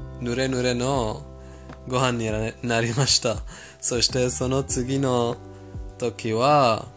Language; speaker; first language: Japanese; non-native, fluent; Persian